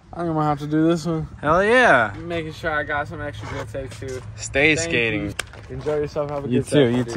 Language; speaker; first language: English; native; English